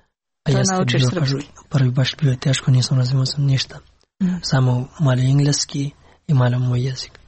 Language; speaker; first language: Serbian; non-native, learner; Pashto